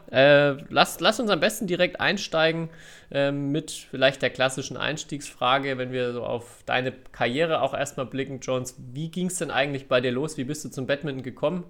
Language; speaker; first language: German; native; German